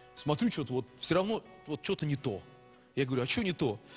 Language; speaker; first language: Russian; native; Russian